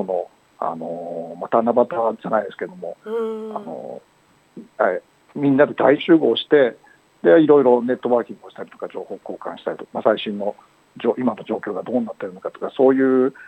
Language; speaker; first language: Japanese; native; Japanese